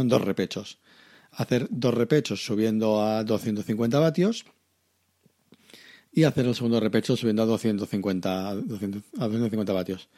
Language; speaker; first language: Spanish; native; Spanish